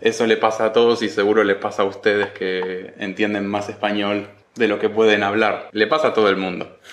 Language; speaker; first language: Spanish; native; Spanish